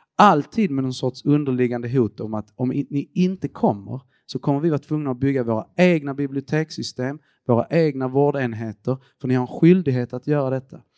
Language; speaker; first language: Swedish; early bilingual, other home language; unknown